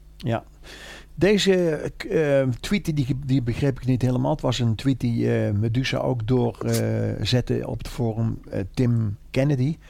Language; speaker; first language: Dutch; native; Dutch